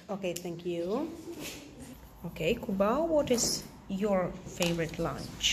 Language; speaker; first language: English; non-native, fluent; Czech